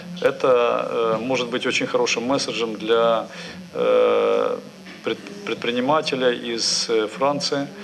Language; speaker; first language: Russian; non-native, fluent; French